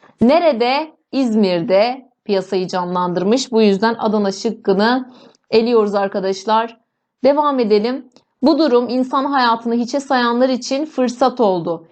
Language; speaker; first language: Turkish; native; Turkish